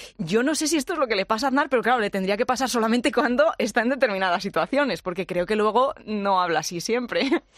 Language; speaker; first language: Spanish; native; Spanish